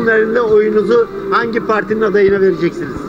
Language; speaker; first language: Turkish; native; Turkish